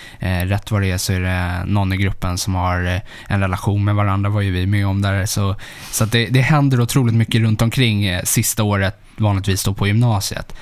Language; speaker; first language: Swedish; native; Swedish